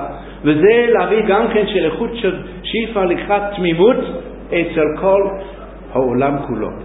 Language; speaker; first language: Hebrew; non-native, fluent; English